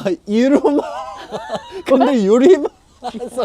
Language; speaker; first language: Korean; early bilingual, heritage; English